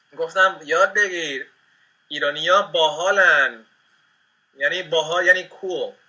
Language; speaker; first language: Persian; non-native, fluent; Spanish